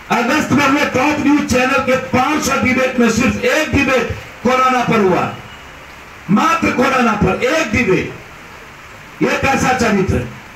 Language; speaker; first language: Hindi; native; Hindi